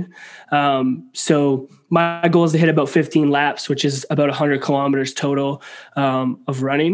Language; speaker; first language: English; native; English